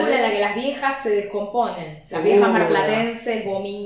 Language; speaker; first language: Spanish; native; Spanish